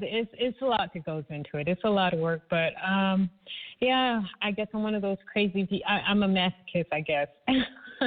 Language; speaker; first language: English; native; English